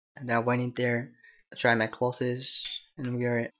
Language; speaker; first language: English; non-native, learner; Korean